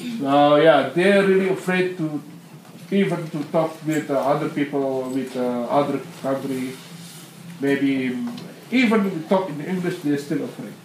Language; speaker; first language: English; non-native, learner; Indonesian